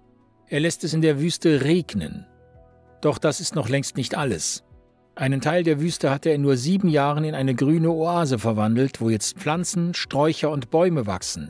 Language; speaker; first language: German; native; German